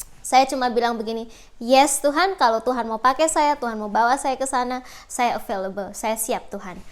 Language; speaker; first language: Indonesian; native; Indonesian